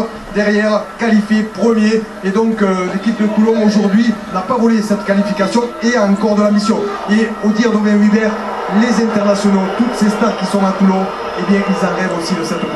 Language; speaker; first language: French; native; French